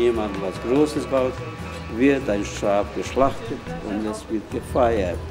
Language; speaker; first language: German; non-native, fluent; Bosnian